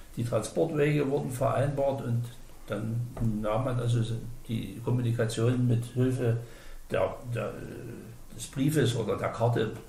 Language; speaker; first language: German; native; German